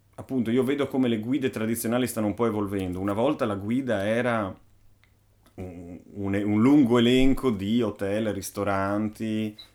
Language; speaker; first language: Italian; native; Italian